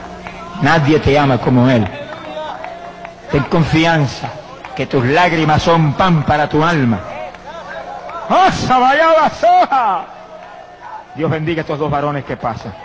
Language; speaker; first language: Spanish; native; Spanish